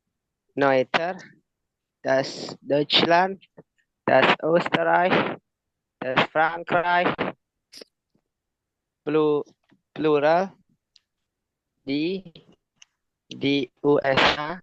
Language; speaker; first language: German; non-native, learner; Indonesian